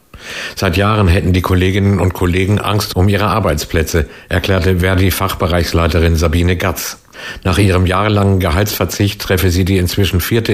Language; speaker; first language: German; native; German